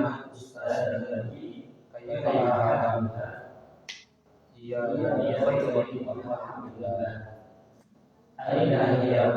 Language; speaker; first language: Arabic; non-native, learner; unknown